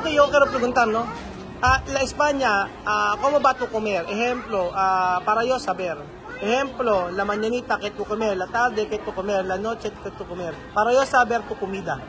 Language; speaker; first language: Spanish; non-native, learner; Filipino